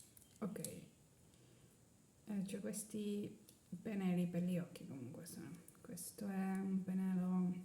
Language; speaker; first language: Italian; non-native, learner; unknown